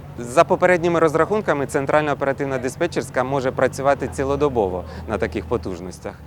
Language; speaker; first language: Ukrainian; native; Ukrainian